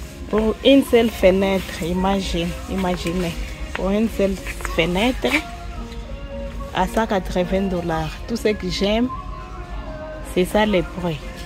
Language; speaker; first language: French; non-native, local second language; Swahili